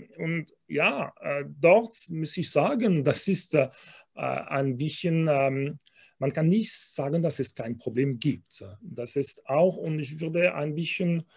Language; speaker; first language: German; non-native, local second language; French